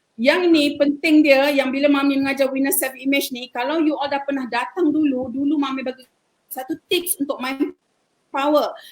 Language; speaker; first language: Malay; native; Malay